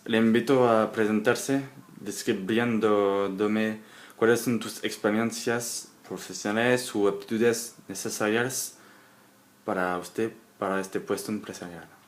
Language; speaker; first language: Spanish; non-native, learner; French